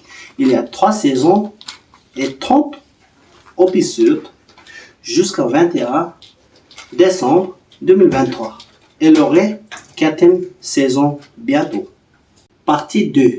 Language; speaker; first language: French; non-native, learner; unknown